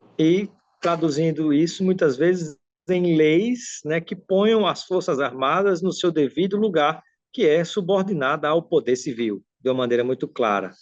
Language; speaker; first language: Portuguese; native; Portuguese